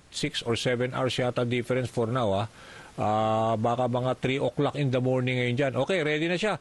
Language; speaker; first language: Filipino; native; Filipino